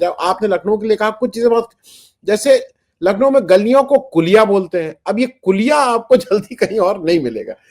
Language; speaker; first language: Hindi; native; Hindi